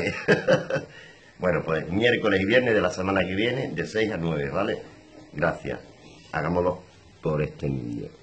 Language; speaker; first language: Spanish; native; Spanish